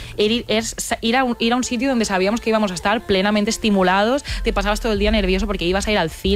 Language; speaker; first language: Spanish; native; Spanish